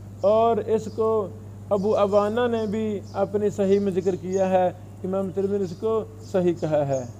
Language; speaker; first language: Urdu; non-native, local second language; Punjabi